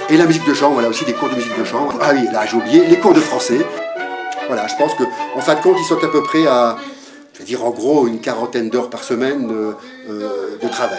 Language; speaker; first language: French; native; French